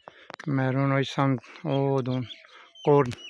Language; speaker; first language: Filipino; non-native, learner; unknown